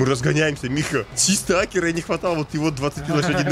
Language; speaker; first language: Russian; native; Russian